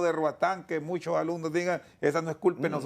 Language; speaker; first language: Spanish; native; Spanish